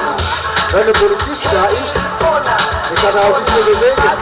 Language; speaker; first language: German; non-native, learner; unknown